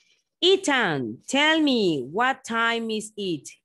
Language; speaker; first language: English; non-native, fluent; Spanish